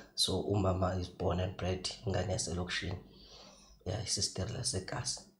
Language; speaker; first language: Zulu; native; Zulu